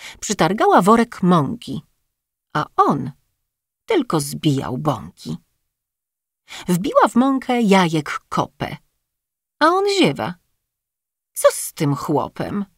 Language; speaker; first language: Polish; native; Polish